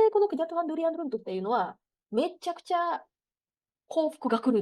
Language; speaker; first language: Japanese; non-native, fluent; Indonesian